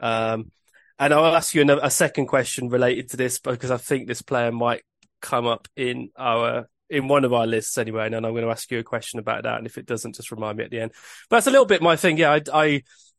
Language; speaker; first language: English; native; English